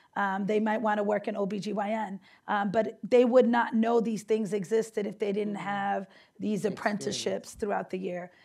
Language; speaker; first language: English; native; English